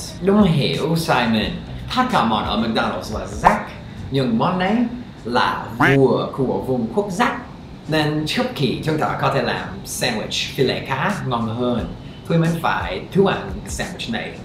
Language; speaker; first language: Vietnamese; non-native, fluent; English